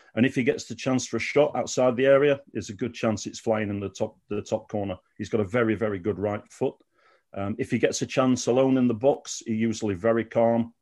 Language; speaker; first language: English; native; English